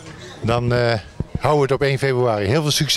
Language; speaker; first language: Dutch; native; Dutch